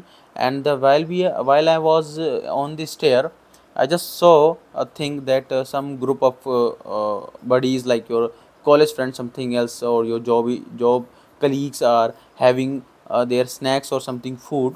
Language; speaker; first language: English; non-native, local second language; Hindi